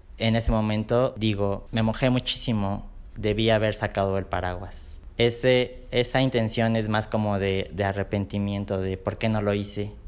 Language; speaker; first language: Spanish; native; Spanish